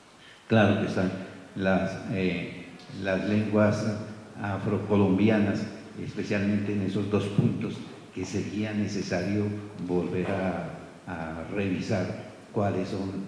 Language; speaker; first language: Spanish; native; Spanish